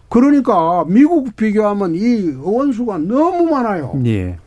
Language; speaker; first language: Korean; native; Korean